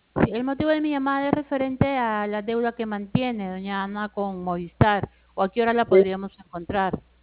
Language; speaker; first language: Spanish; native; Spanish